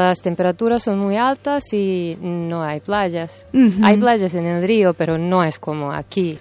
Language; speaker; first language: Spanish; non-native, fluent; Serbian